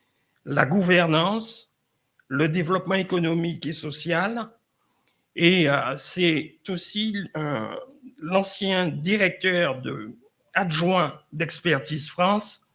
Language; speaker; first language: French; native; French